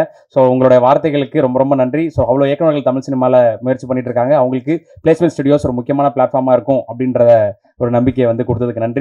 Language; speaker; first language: Tamil; native; Tamil